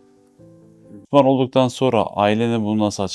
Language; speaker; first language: Turkish; native; Turkish